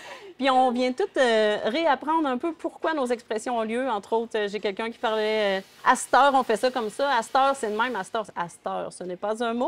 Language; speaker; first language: French; native; French